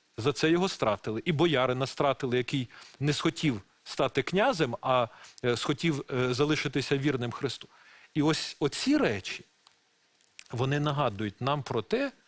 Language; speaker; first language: Ukrainian; non-native, local second language; Russian